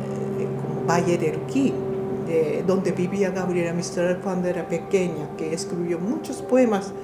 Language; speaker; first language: Spanish; non-native, fluent; Japanese